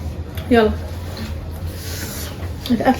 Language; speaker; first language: Arabic; native; Arabic